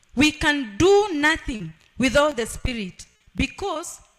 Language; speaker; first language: English; non-native, local second language; Swahili